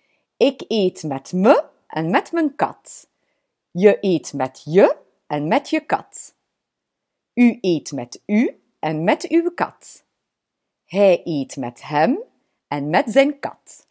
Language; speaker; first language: Dutch; non-native, local second language; French